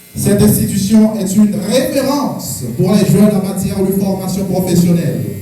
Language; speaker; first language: French; non-native, local second language; Haitian Creole